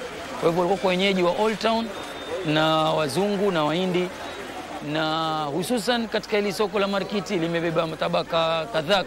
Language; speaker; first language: Swahili; native; Swahili